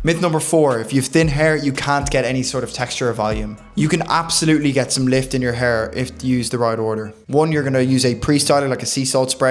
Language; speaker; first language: English; native; English